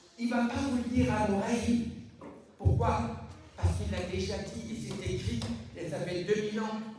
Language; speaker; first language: French; native; French